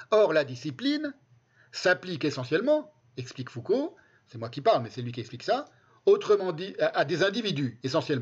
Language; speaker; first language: French; native; French